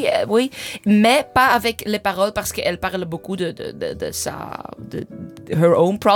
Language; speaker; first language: French; non-native, fluent; English